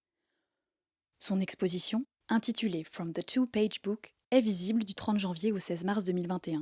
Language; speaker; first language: French; native; French